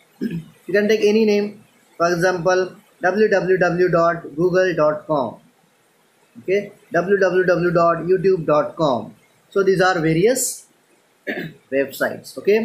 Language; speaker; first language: English; non-native, local second language; Marathi